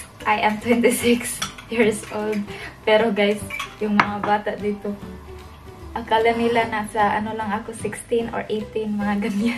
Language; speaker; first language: Filipino; non-native, local second language; Cebuano